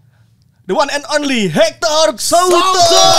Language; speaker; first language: English; non-native, learner; Indonesian